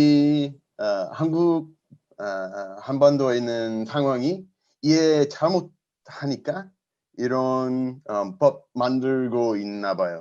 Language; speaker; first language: Korean; non-native, learner; English